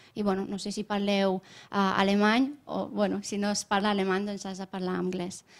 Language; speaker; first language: Catalan; non-native, fluent; Romanian